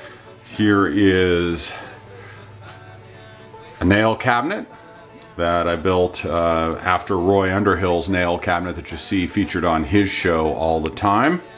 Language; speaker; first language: English; native; English